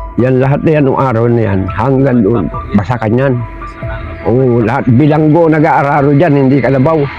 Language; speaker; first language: Filipino; native; Filipino